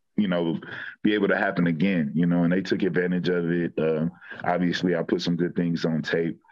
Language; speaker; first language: English; native; English